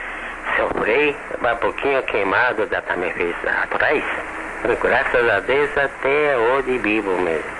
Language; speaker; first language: Portuguese; non-native, learner; Japanese